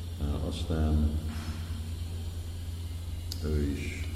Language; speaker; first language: Hungarian; early bilingual, heritage; Hungarian